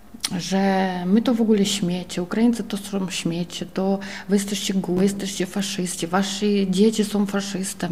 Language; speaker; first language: Polish; non-native, fluent; Ukrainian